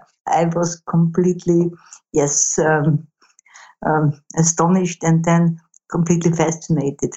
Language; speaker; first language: English; non-native, fluent; German